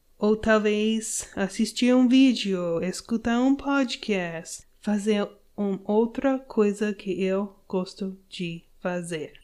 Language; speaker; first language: Portuguese; non-native, learner; English